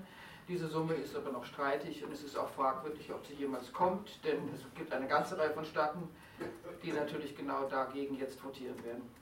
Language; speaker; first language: German; native; German